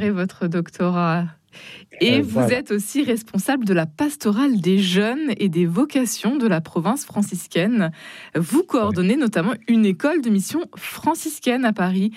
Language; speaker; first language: French; native; French